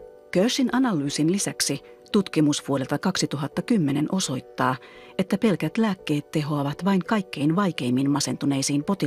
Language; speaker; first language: Finnish; native; Finnish